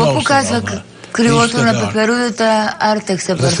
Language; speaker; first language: Bulgarian; native; Bulgarian